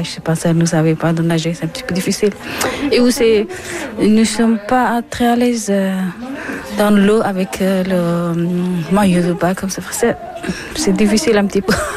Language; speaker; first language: French; non-native, learner; Persian